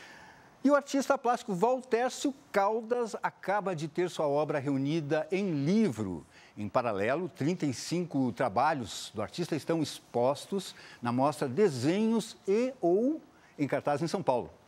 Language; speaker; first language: Portuguese; native; Portuguese